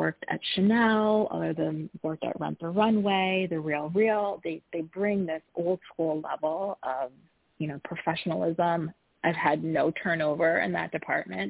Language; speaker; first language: English; native; English